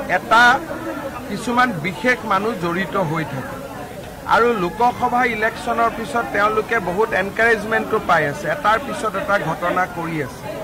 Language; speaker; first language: Assamese; native; Assamese